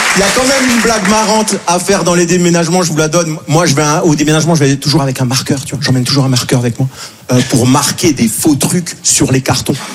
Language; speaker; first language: French; native; French